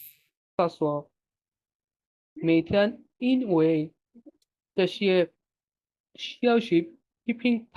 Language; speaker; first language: Chinese; non-native, learner; Bangla